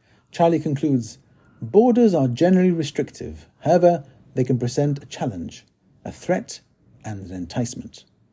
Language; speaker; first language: English; native; English